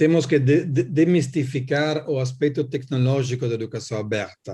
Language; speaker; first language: Portuguese; non-native, learner; Italian